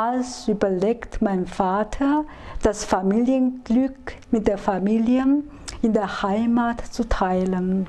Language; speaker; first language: German; non-native, fluent; Chinese